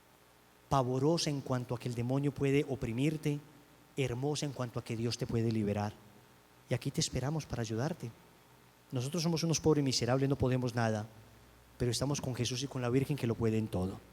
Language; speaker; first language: Spanish; native; Spanish